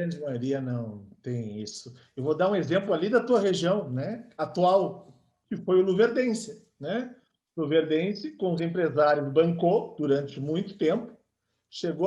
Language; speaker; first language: Portuguese; native; Portuguese